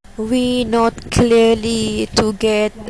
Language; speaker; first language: English; non-native, learner; Malay